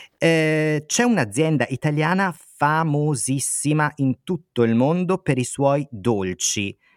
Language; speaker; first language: Italian; native; Italian